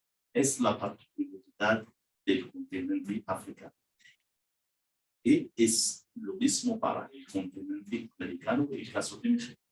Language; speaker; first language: Spanish; non-native, learner; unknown